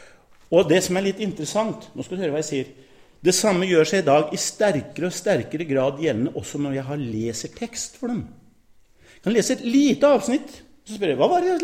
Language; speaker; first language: Norwegian; native; Norwegian